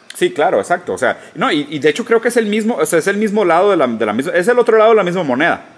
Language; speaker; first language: Spanish; early bilingual, other home language; Portuguese